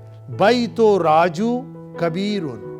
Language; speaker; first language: Arabic; non-native, fluent; Hindi